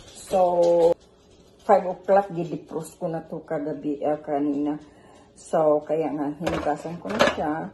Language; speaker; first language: Filipino; non-native, local second language; Cebuano